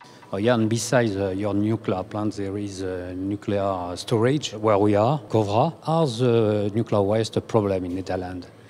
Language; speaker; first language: English; non-native, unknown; French